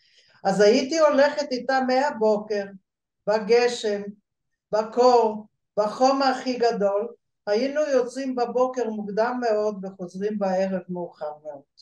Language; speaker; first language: Hebrew; early bilingual, other home language; Bulgarian